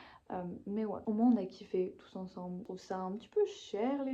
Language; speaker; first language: French; native; French